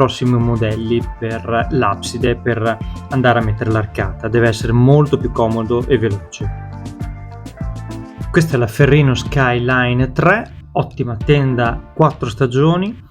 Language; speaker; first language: Italian; native; Italian